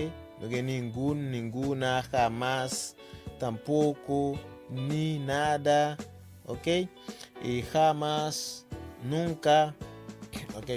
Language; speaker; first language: Spanish; non-native, learner; Haitian Creole